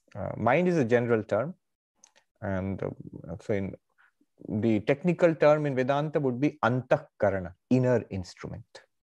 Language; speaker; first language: English; non-native, local second language; Bangla